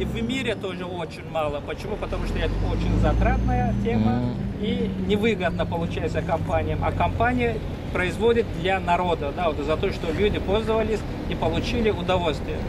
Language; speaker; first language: Russian; non-native, fluent; Turkish